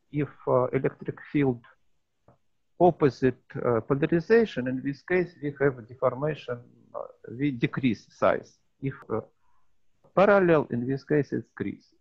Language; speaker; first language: English; non-native, learner; Russian